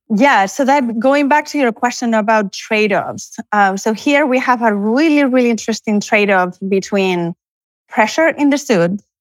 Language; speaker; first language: English; non-native, fluent; Spanish